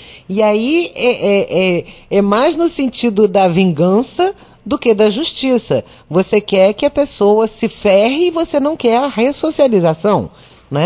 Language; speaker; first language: Portuguese; native; Portuguese